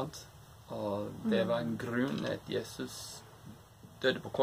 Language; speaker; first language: Norwegian; non-native, fluent; English